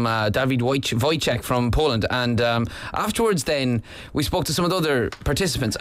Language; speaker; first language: English; native; English